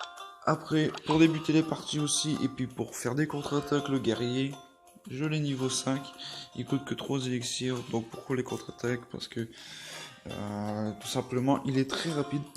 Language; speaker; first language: French; native; French